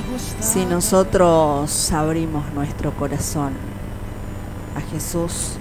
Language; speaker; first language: Spanish; native; Spanish